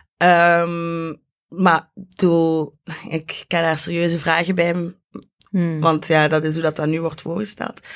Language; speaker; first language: Dutch; native; Dutch